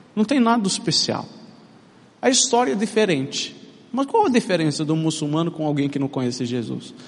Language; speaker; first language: Portuguese; non-native, fluent; Arabic